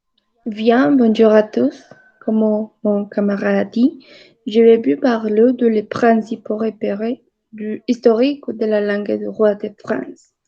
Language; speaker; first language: French; non-native, learner; Spanish